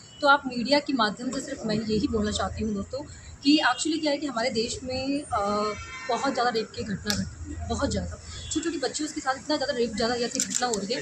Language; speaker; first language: Hindi; native; Hindi